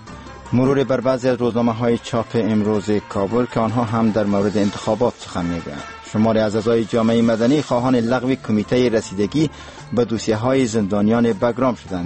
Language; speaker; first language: Persian; native; Persian